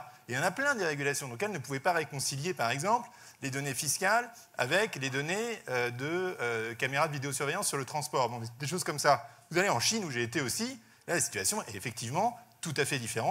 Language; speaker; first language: French; native; French